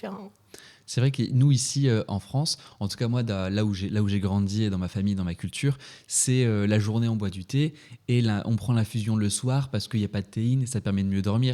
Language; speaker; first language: French; native; French